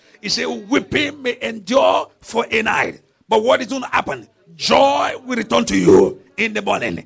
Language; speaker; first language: English; non-native, local second language; Yoruba